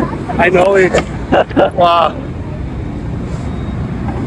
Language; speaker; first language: English; non-native, fluent; German